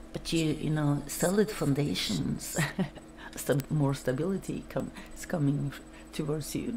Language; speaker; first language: English; non-native, fluent; Norwegian